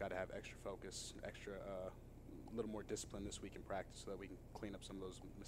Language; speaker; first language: English; native; English